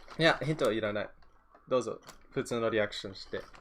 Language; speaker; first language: Japanese; non-native, learner; English